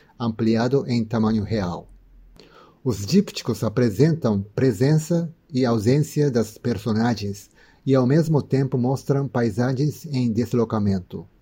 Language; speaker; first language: Portuguese; non-native, fluent; Japanese